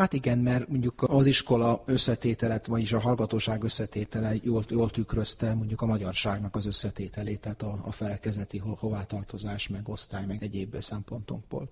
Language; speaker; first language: Hungarian; early bilingual, heritage; Hungarian